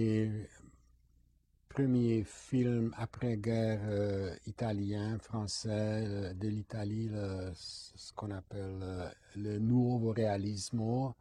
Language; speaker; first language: French; non-native, fluent; Hungarian